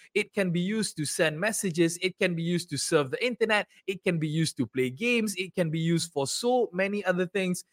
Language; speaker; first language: English; non-native, local second language; Malay